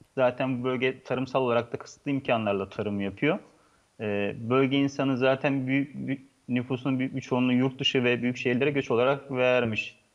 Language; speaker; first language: Turkish; native; Turkish